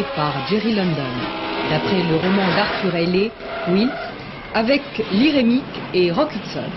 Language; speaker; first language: French; native; French